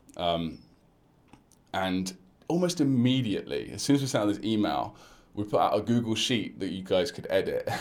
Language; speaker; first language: English; native; English